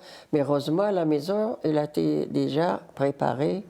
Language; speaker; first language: French; non-native, learner; Riffian